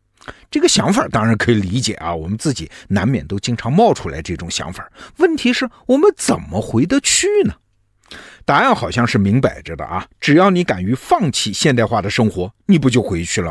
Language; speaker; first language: Chinese; native; Chinese